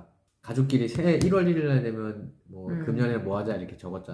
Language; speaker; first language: Korean; native; Korean